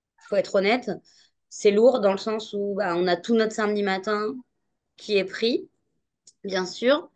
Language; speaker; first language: French; native; French